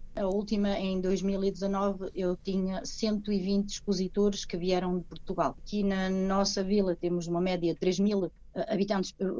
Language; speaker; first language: Portuguese; native; Portuguese